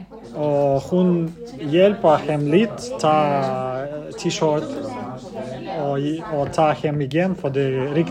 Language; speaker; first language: Danish; non-native, learner; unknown